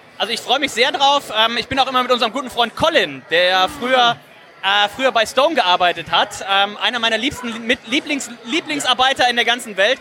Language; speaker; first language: German; native; German